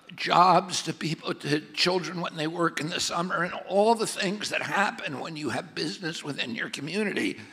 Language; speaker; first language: English; native; English